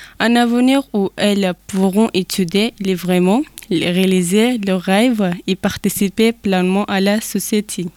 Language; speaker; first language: French; non-native, learner; Persian